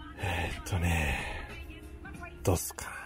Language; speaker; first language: Japanese; native; Japanese